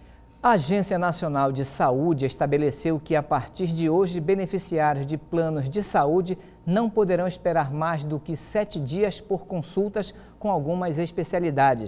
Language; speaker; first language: Portuguese; native; Portuguese